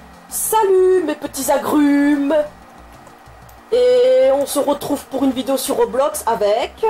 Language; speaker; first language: French; native; French